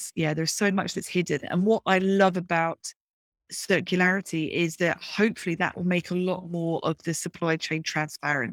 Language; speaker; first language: English; native; English